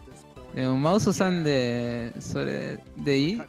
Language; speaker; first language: Japanese; non-native, learner; Spanish